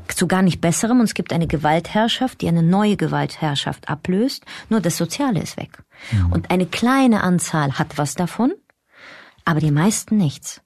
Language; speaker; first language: German; early bilingual, other home language; Russian